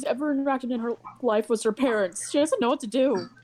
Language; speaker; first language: English; native; English